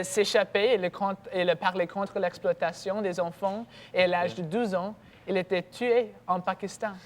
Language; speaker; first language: French; non-native, learner; English